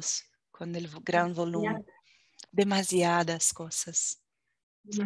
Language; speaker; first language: Spanish; non-native, fluent; Portuguese